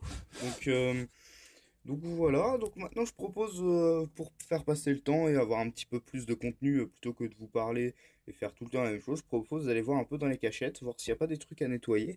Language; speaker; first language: French; native; French